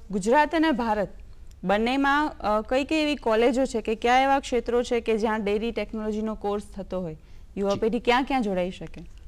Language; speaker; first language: Gujarati; native; Gujarati